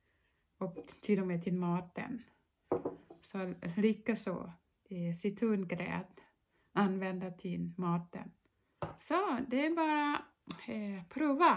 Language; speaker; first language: Swedish; non-native, fluent; Thai